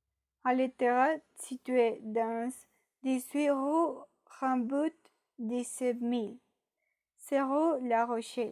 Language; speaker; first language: French; non-native, learner; Spanish